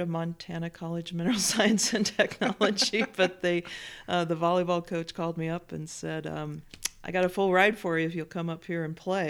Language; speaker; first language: English; native; English